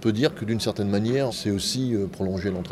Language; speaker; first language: French; native; French